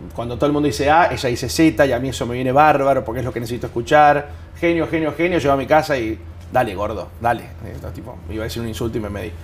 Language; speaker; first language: Spanish; native; Spanish